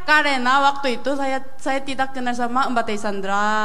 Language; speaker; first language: Indonesian; non-native, fluent; Korean